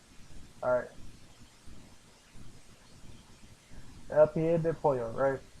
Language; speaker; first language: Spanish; non-native, learner; English